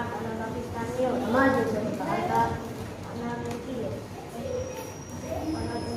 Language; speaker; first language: Arabic; non-native, learner; Indonesian